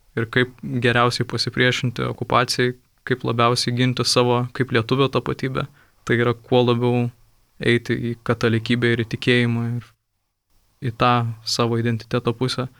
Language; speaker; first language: Lithuanian; native; Lithuanian